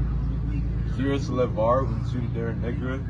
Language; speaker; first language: Spanish; non-native, learner; English